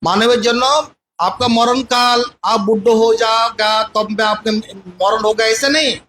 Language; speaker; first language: Hindi; non-native, local second language; Bangla